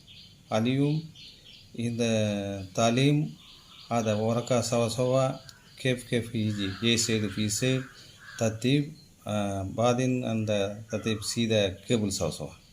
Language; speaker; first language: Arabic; non-native, learner; Tamil